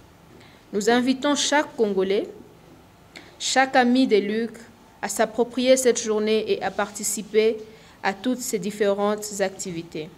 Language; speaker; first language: French; non-native, local second language; Swahili